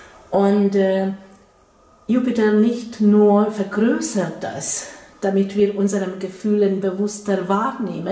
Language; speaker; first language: German; non-native, fluent; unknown